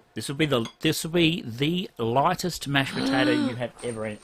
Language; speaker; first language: English; native; English